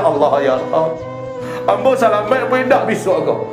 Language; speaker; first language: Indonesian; native; Indonesian